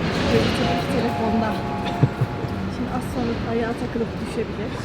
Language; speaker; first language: Turkish; native; Turkish